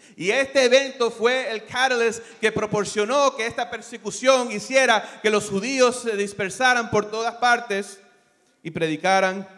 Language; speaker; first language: Spanish; early bilingual, other home language; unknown